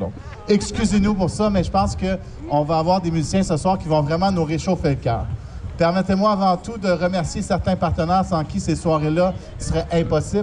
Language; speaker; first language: French; native; French